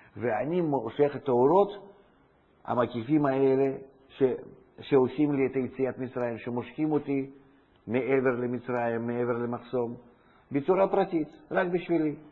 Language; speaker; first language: Hebrew; non-native, fluent; Russian